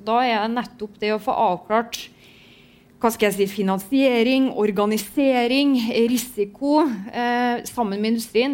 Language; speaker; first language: Norwegian; native; Norwegian